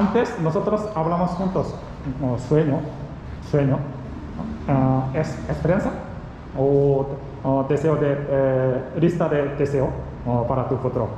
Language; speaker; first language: Spanish; non-native, learner; Korean